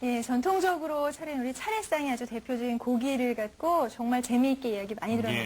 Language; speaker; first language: Korean; native; Korean